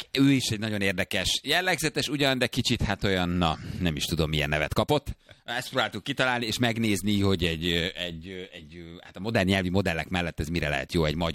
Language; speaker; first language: Hungarian; native; Hungarian